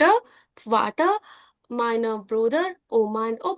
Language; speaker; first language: German; non-native, learner; Punjabi